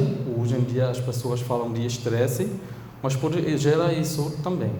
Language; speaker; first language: Portuguese; non-native, fluent; German